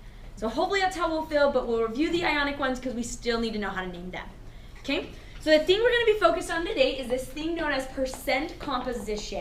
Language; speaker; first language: English; native; English